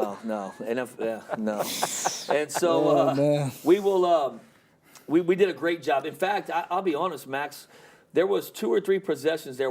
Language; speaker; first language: English; native; English